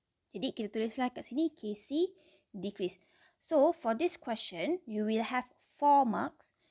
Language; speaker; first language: English; non-native, local second language; Malay